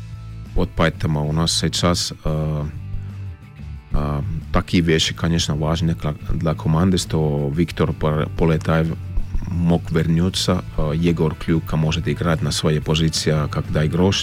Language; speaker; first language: Russian; non-native, learner; Finnish